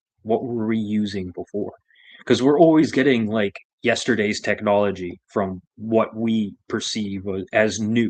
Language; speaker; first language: English; native; English